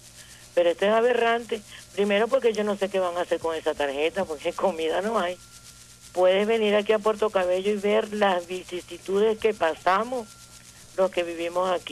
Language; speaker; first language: Spanish; native; Spanish